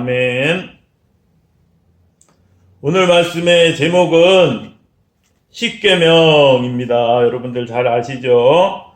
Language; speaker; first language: Korean; native; Korean